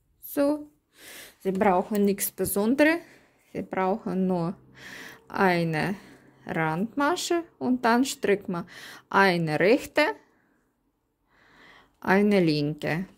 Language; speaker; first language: German; non-native, learner; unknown